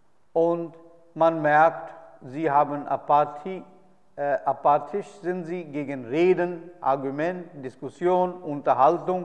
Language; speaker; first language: German; non-native, fluent; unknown